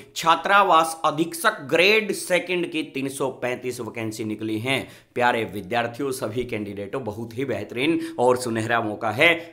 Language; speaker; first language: Hindi; native; Hindi